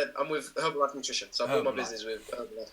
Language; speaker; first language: English; native; English